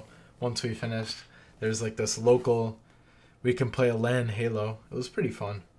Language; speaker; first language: English; native; English